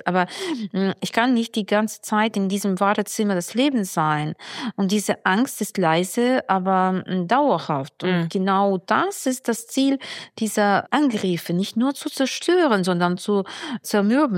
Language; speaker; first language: German; non-native, fluent; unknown